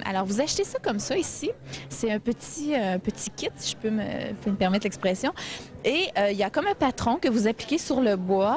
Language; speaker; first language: French; native; French